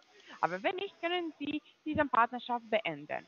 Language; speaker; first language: German; non-native, fluent; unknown